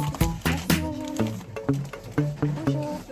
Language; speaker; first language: French; non-native, fluent; Korean